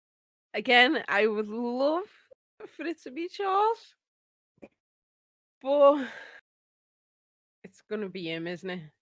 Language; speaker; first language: English; native; English